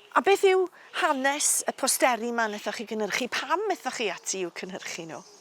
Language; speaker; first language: Welsh; native; Welsh